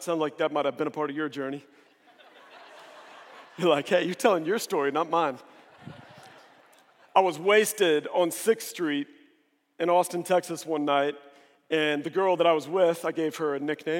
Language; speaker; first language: English; native; English